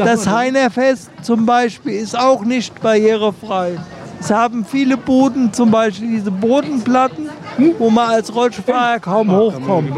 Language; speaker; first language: German; native; German